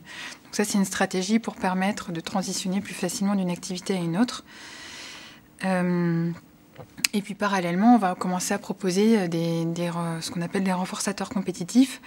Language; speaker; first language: French; native; French